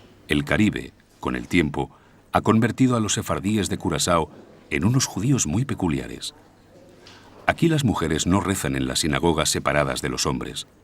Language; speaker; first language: Spanish; native; Spanish